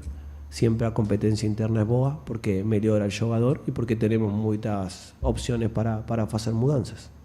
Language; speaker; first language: Portuguese; non-native, fluent; Spanish